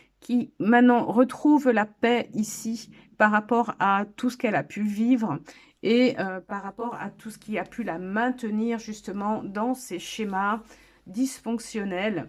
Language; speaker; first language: French; native; French